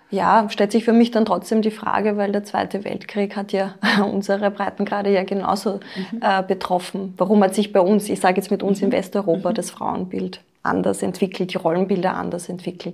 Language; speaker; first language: German; native; German